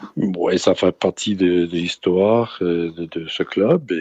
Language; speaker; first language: French; non-native, fluent; Danish